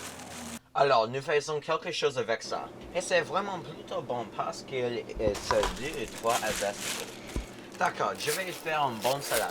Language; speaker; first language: French; non-native, learner; English